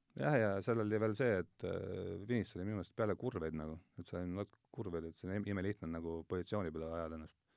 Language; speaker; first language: Estonian; native; Estonian